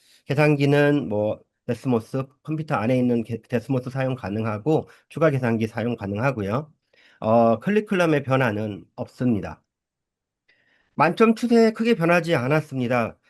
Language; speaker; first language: Korean; early bilingual, heritage; Korean